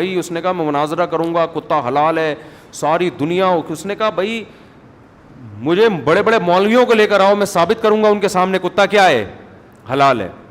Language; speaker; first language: Urdu; native; Urdu